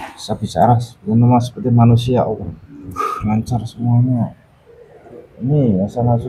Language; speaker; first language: Indonesian; native; Indonesian